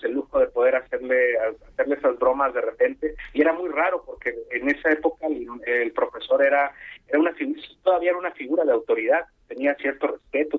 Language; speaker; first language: Spanish; native; Spanish